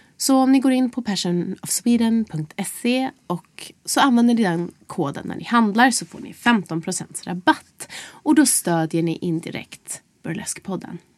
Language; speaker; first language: Swedish; native; Swedish